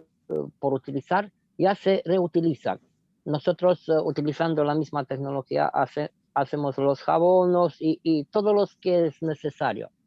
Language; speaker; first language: Spanish; non-native, fluent; Romanian